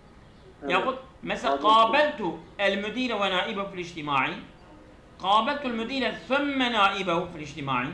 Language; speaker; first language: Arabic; non-native, fluent; Turkish